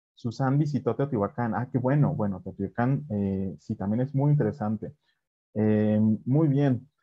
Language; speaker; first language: Spanish; native; Spanish